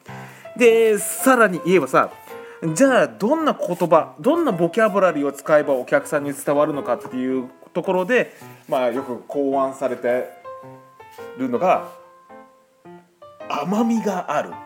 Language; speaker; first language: Japanese; native; Japanese